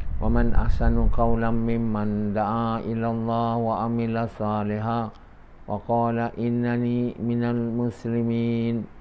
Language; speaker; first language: Malay; native; Malay